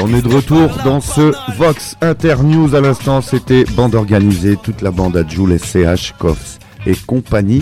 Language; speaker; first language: French; native; French